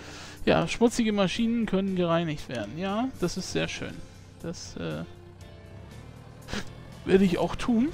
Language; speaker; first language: German; native; German